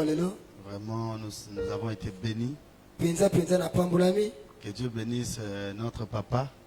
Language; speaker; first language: French; non-native, local second language; Lingala